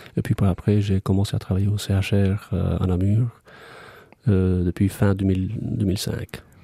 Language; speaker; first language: French; non-native, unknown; Albanian